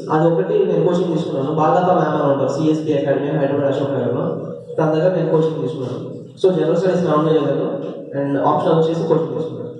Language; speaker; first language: Telugu; native; Telugu